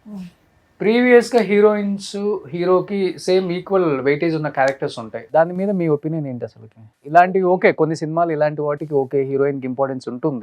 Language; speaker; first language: Telugu; native; Telugu